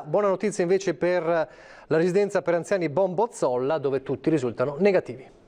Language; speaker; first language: Italian; native; Italian